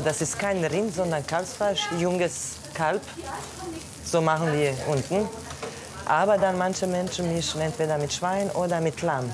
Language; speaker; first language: German; non-native, fluent; Croatian